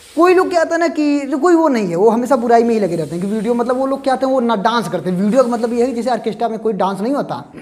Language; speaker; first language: Hindi; native; Hindi